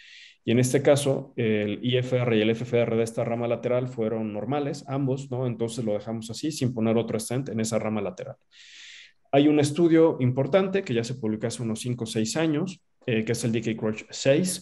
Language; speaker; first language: Spanish; native; Spanish